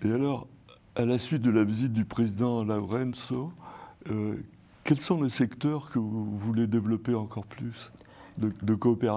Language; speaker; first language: French; native; French